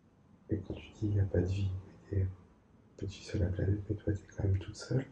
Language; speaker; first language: French; native; French